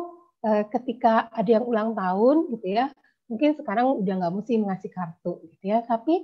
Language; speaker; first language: Indonesian; native; Indonesian